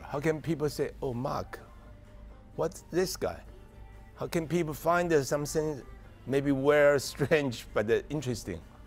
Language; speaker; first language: English; non-native, learner; Chinese